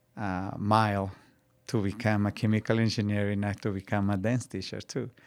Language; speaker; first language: English; non-native, learner; Spanish